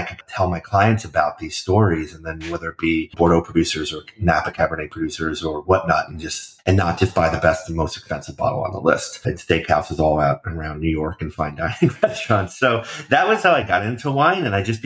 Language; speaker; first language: English; native; English